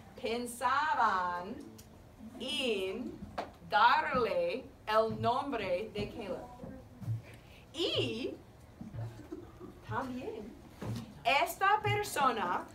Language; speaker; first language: Spanish; non-native, fluent; English